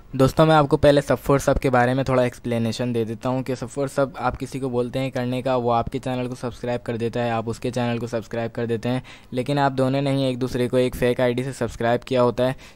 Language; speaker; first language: Hindi; native; Hindi